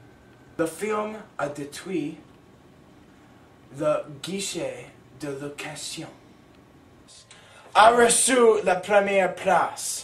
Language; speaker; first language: French; non-native, learner; English